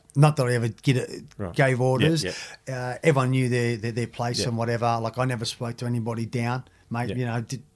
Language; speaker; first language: English; native; English